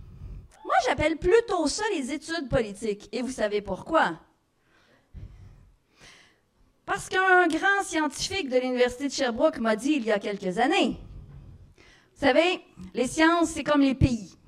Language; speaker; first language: French; native; French